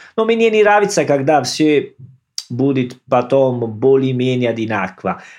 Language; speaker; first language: Russian; non-native, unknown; Italian